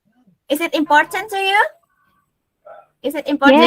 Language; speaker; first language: English; non-native, learner; Indonesian